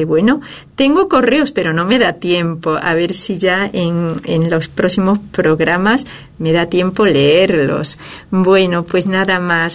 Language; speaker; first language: Spanish; native; Spanish